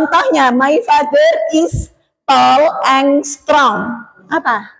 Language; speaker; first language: English; non-native, learner; Indonesian